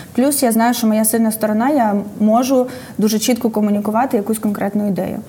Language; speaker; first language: Ukrainian; native; Ukrainian